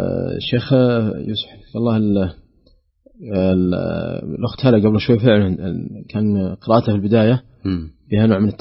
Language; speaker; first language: Arabic; native; Arabic